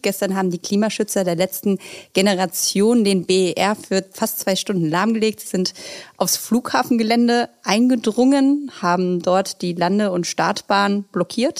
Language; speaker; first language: German; native; German